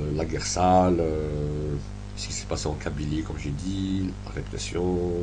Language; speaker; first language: French; non-native, local second language; Arabic